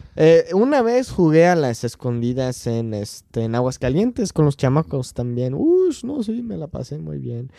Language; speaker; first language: Spanish; non-native, fluent; English